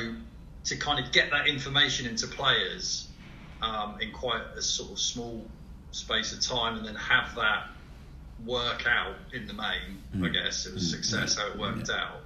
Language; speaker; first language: English; native; English